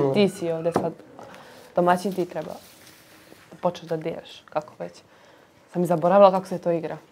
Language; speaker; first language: Serbian; native; Serbian